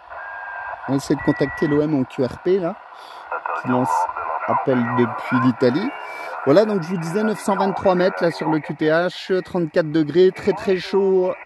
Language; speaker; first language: French; native; French